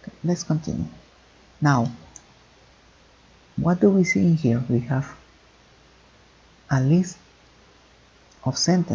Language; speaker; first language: English; non-native, fluent; Spanish